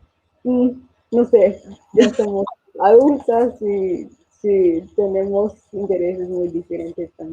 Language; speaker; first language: Spanish; non-native, fluent; English